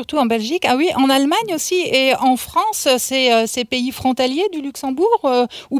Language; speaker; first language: French; native; French